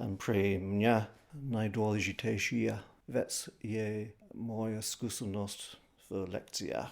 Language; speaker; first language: Slovak; non-native, fluent; English